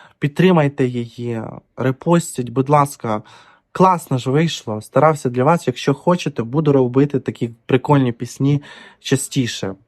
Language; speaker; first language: Ukrainian; non-native, local second language; Russian